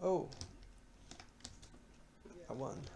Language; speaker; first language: English; native; English